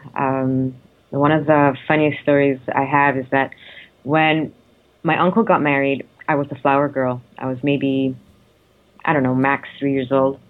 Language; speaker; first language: English; non-native, fluent; Italian